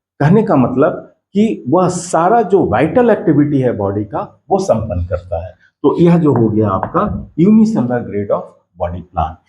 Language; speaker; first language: Hindi; native; Hindi